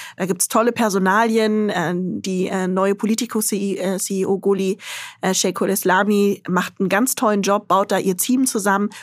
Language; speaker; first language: German; early bilingual, other home language; Arabic